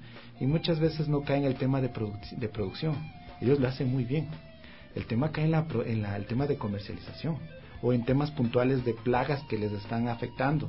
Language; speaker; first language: Spanish; native; Spanish